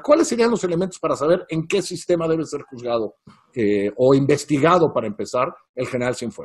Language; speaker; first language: Spanish; native; Spanish